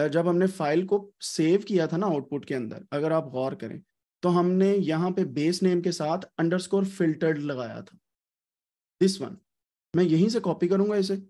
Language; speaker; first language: Urdu; native; Urdu